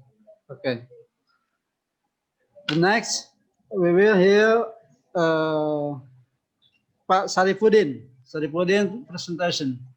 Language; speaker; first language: English; non-native, local second language; Indonesian